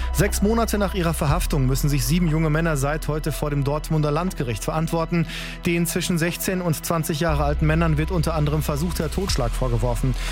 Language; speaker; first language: German; native; German